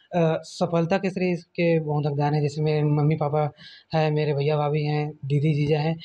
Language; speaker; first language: Hindi; native; Hindi